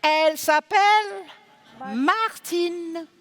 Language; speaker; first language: French; non-native, fluent; English